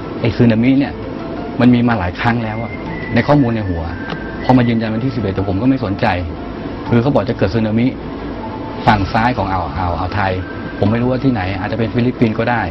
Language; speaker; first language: Thai; native; Thai